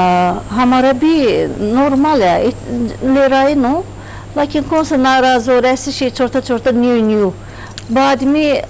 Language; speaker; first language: Hindi; non-native, learner; Turkish